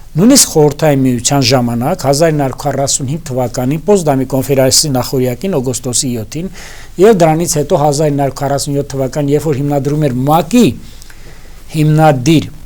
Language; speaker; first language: Armenian; native; Armenian